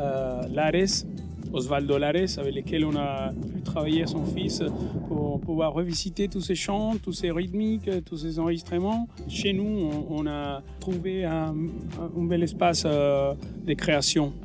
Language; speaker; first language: French; non-native, fluent; Spanish